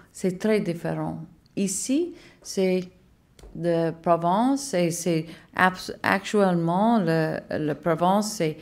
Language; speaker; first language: French; non-native, learner; English